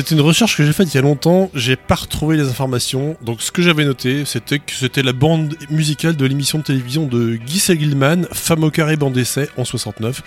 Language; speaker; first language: French; native; French